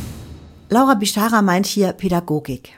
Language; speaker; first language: German; native; German